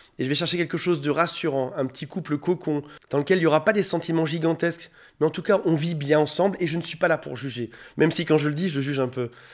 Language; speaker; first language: French; native; French